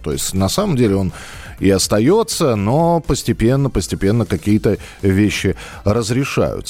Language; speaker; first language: Russian; native; Russian